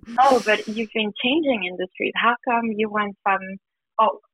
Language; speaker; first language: English; non-native, fluent; German